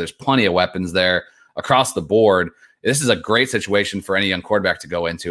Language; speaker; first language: English; native; English